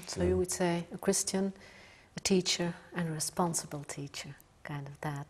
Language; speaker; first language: English; non-native, fluent; Dutch